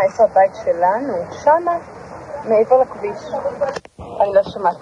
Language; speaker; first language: Hebrew; native; Hebrew